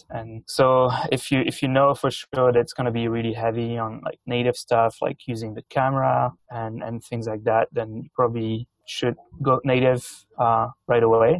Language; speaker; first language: English; non-native, fluent; French